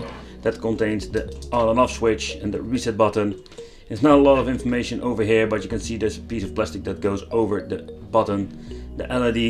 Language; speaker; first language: English; non-native, fluent; Dutch